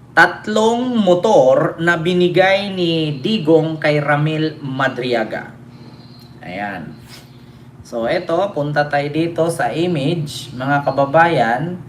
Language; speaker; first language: Filipino; non-native, local second language; Cebuano